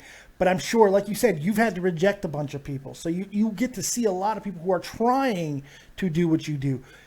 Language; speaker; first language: English; native; English